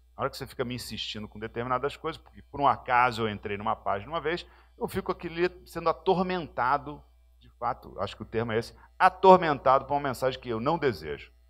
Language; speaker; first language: Portuguese; native; Portuguese